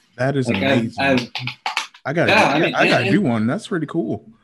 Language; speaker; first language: English; native; English